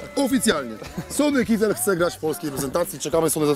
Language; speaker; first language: Polish; native; Polish